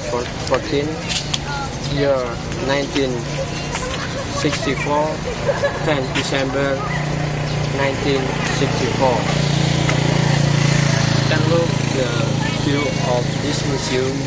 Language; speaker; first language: English; non-native, learner; Indonesian